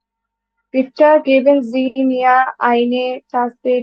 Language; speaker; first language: German; non-native, learner; Bangla